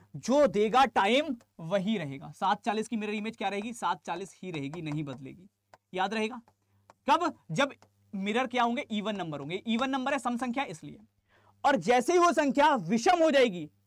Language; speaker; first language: Hindi; native; Hindi